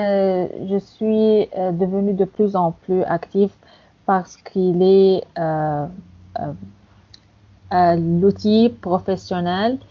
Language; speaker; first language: French; non-native, fluent; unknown